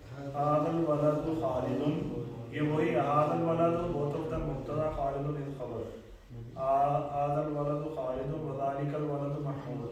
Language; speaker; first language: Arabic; non-native, fluent; Urdu